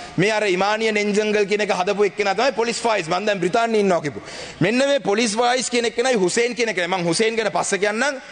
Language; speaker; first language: Sinhala; non-native, local second language; Tamil